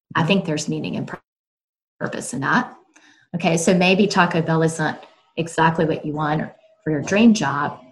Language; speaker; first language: English; native; English